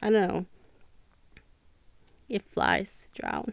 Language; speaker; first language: English; non-native, fluent; Norwegian